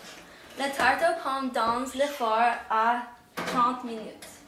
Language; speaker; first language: French; non-native, learner; English